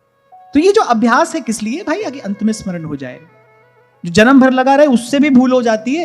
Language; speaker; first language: Hindi; native; Hindi